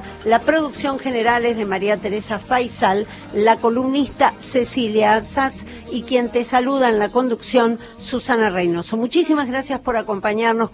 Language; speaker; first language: Spanish; native; Spanish